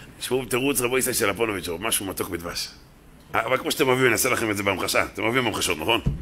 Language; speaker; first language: Hebrew; native; Hebrew